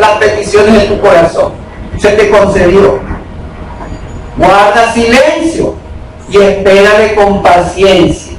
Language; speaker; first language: Spanish; native; Spanish